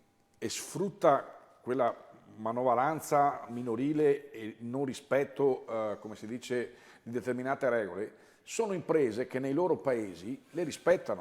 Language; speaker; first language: Italian; native; Italian